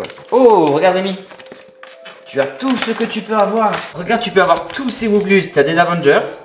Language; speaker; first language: French; native; French